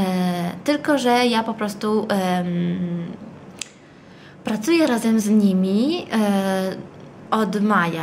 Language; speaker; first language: Polish; early bilingual, heritage; Italian